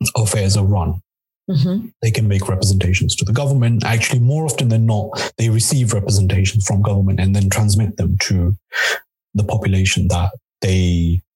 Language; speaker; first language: English; non-native, local second language; Gujarati